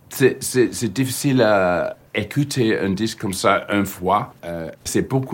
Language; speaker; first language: French; non-native, fluent; English